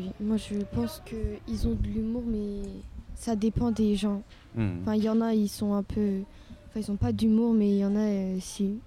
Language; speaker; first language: French; early bilingual, other home language; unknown